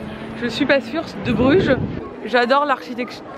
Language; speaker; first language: French; native; French